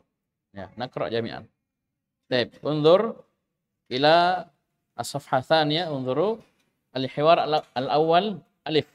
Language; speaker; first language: Arabic; non-native, fluent; Indonesian